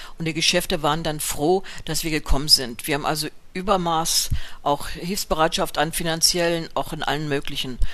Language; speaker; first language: German; native; German